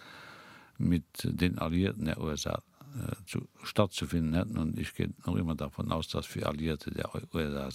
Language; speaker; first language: German; non-native, local second language; Luxembourgish